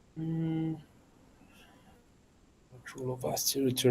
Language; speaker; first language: English; non-native, fluent; Spanish